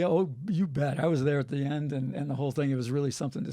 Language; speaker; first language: English; native; English